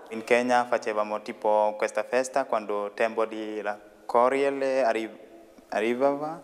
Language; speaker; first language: Italian; non-native, learner; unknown